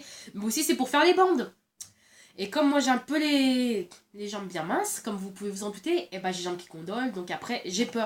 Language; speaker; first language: French; native; French